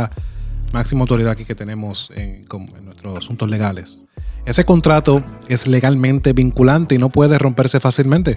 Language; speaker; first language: Spanish; native; Spanish